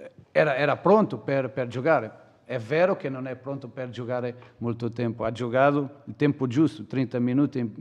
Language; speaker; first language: Italian; non-native, fluent; Portuguese